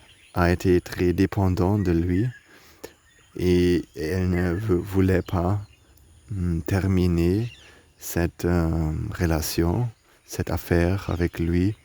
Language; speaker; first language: French; non-native, learner; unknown